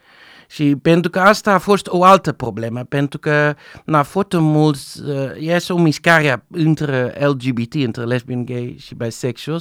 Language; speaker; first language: Romanian; non-native, fluent; Dutch